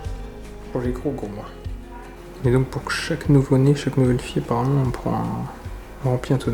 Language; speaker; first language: French; native; French